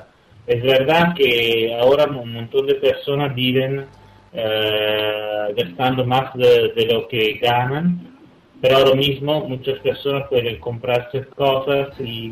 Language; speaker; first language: Spanish; non-native, fluent; Italian